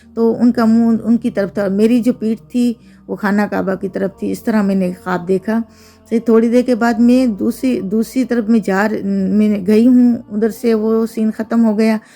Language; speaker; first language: Urdu; native; Urdu